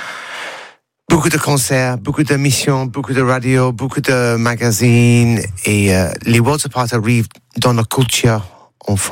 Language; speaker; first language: French; non-native, learner; English